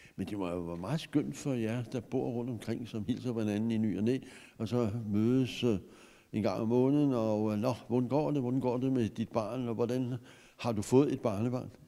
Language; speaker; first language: Danish; native; Danish